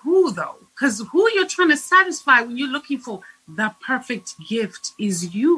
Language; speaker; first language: English; non-native, local second language; Shona